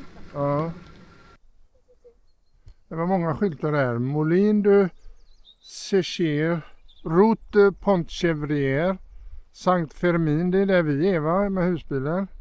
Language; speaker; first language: Swedish; native; Swedish